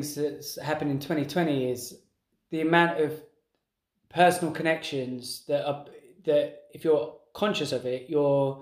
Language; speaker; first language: English; native; English